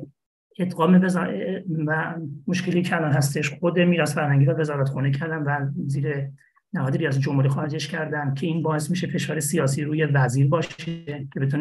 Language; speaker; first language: Persian; native; Persian